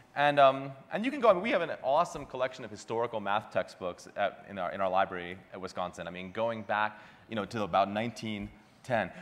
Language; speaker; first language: English; native; English